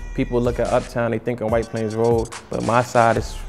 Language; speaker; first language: English; native; English